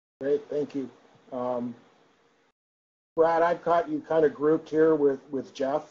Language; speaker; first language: English; native; English